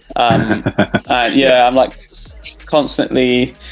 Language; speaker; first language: English; native; English